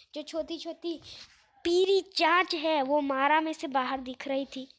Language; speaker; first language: Hindi; non-native, local second language; Gujarati